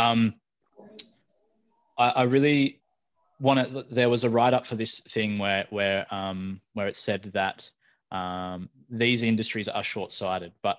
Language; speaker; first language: English; native; English